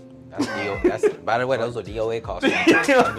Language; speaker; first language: English; native; English